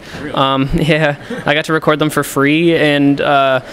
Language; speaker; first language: English; native; English